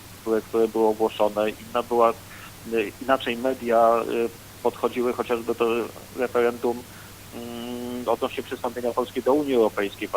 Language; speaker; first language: Polish; native; Polish